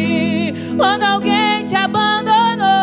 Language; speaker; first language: Portuguese; native; Portuguese